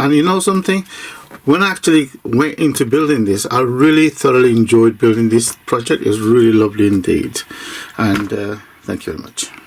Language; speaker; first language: English; native; English